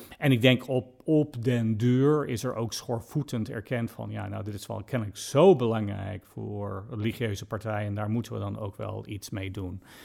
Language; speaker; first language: Dutch; non-native, fluent; English